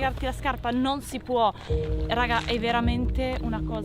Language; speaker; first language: Italian; native; Italian